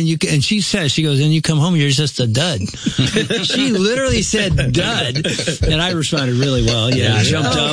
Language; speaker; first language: English; native; English